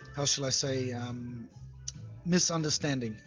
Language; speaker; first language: English; native; English